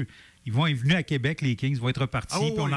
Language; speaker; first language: French; native; French